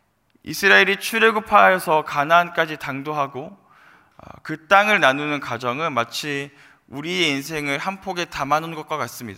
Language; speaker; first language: Korean; native; Korean